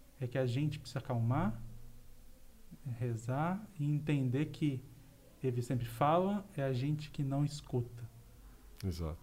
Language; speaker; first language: Portuguese; native; Portuguese